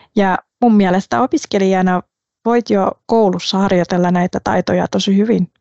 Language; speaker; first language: Finnish; non-native, fluent; Vietnamese